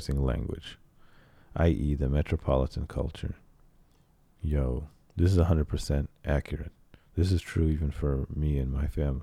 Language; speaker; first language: English; native; English